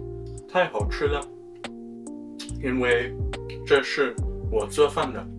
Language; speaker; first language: Chinese; non-native, learner; German